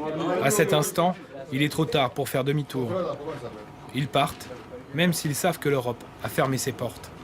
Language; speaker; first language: French; native; French